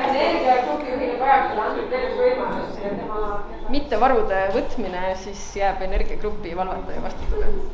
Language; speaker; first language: Estonian; native; Estonian